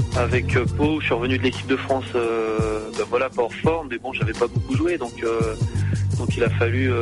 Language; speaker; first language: French; native; French